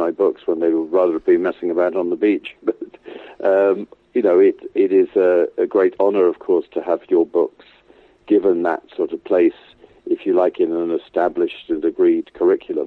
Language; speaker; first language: English; native; English